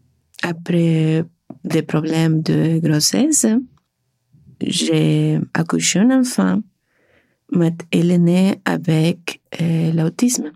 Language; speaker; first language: French; non-native, learner; Spanish